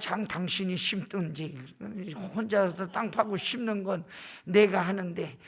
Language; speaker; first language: Korean; native; Korean